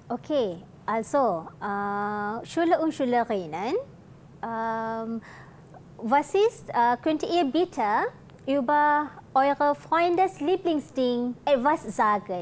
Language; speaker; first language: German; non-native, fluent; Malay